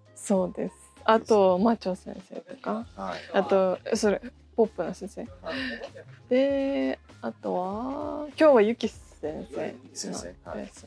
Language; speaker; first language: Japanese; non-native, fluent; Russian